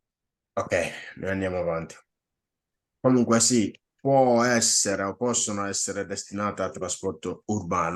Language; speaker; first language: Italian; non-native, fluent; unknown